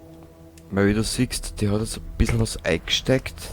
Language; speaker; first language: German; native; German